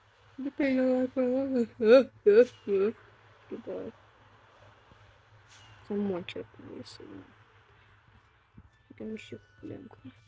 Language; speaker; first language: Persian; native; Persian